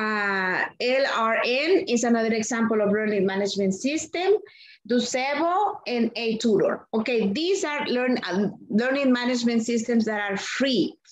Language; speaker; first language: English; non-native, fluent; Spanish